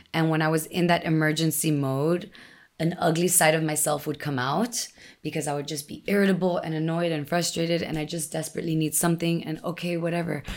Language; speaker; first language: English; early bilingual, other home language; Spanish